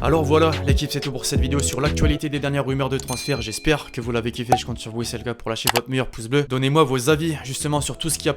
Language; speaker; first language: French; native; French